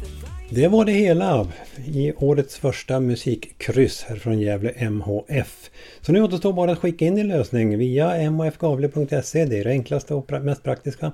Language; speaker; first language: Swedish; native; Swedish